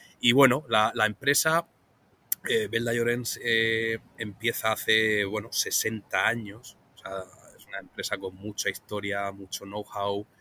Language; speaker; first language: Spanish; native; Spanish